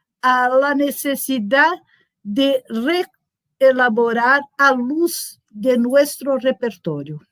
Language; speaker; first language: Spanish; non-native, learner; Portuguese